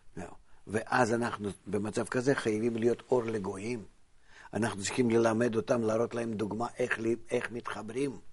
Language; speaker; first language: Hebrew; non-native, fluent; Russian